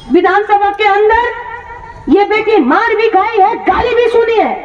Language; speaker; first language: Hindi; non-native, local second language; Bangla